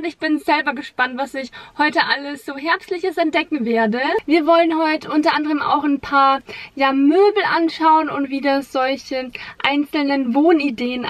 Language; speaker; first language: German; native; German